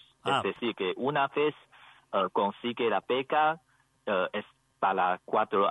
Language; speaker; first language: Spanish; non-native, learner; Chinese